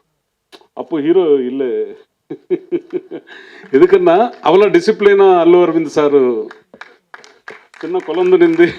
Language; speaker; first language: Tamil; non-native, learner; Telugu